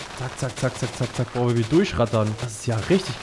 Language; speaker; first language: German; native; German